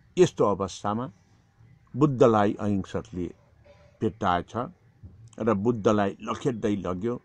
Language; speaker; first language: Nepali; non-native, local second language; Newari